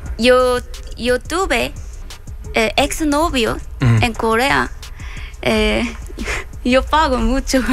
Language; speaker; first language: Spanish; non-native, learner; Korean